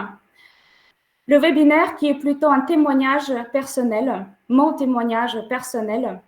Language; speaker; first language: French; non-native, fluent; Ukrainian